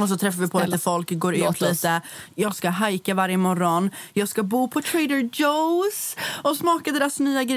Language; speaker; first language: Swedish; native; Swedish